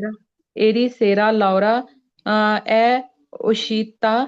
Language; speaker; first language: Italian; non-native, learner; Punjabi